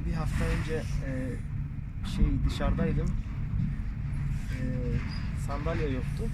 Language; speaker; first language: Turkish; non-native, local second language; Arabic